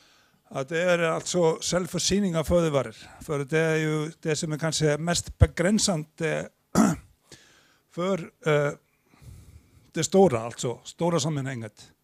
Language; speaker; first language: Swedish; non-native, fluent; Icelandic